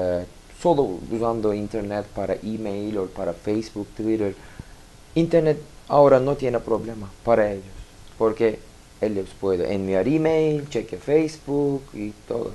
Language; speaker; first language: Spanish; non-native, learner; Turkish